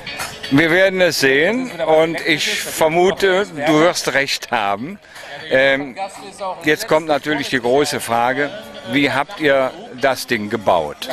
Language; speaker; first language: German; native; German